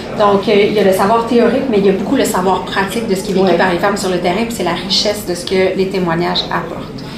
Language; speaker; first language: French; native; French